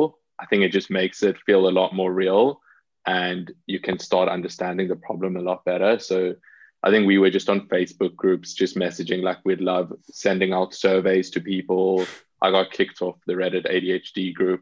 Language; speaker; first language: English; native; English